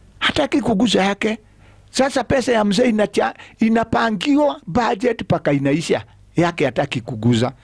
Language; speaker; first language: Swahili; non-native, local second language; Kikuyu